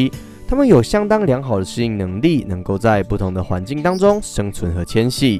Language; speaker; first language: Chinese; native; Chinese